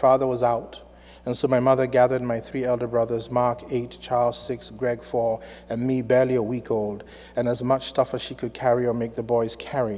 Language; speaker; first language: English; native; English